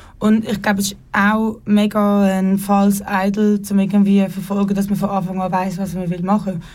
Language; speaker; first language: German; native; German